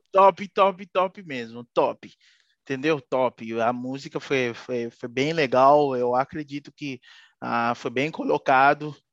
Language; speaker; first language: Portuguese; non-native, fluent; Haitian Creole